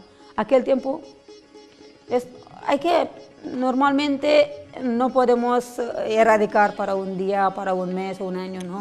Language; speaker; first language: Spanish; non-native, learner; Telugu